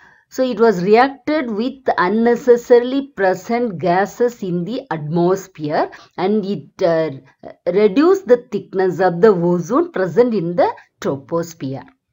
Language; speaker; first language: English; non-native, local second language; Tamil